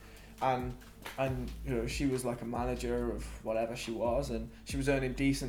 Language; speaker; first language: English; native; English